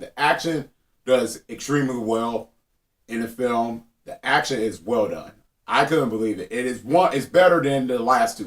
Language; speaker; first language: English; native; English